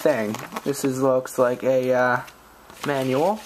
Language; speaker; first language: English; native; English